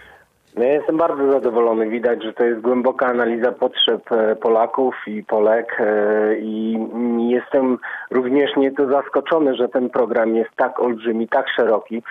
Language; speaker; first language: Polish; native; Polish